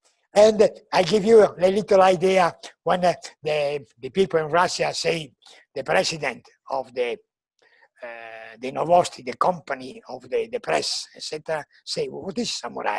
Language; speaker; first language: English; non-native, learner; Italian